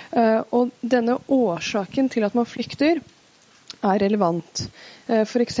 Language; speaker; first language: Norwegian; early bilingual, other home language; Persian